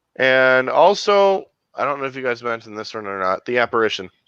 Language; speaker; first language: English; native; English